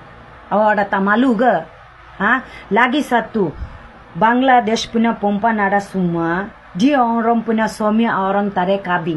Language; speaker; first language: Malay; non-native, learner; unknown